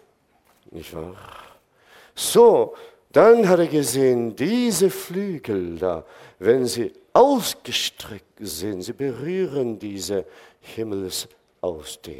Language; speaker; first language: German; non-native, fluent; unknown